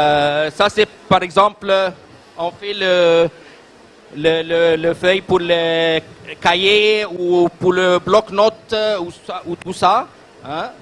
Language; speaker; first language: French; non-native, learner; Arabic